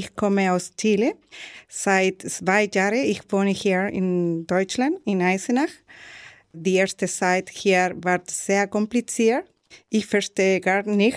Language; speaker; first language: German; non-native, learner; Spanish